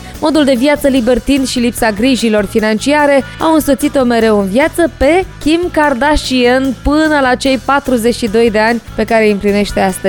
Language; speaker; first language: Romanian; native; Romanian